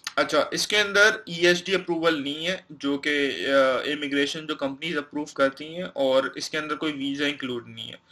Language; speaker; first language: Hindi; non-native, local second language; Punjabi